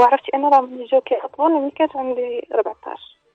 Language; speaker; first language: Arabic; native; Arabic